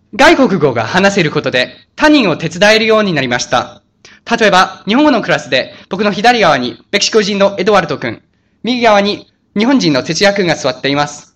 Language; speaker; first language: Japanese; non-native, fluent; English